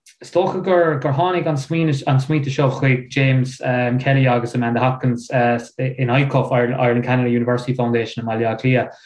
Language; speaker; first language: Irish; non-native, local second language; English